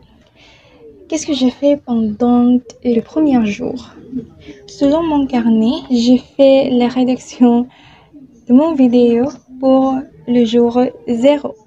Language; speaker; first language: French; non-native, learner; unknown